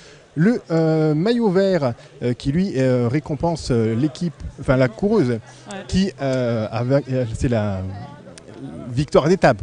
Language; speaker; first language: French; native; French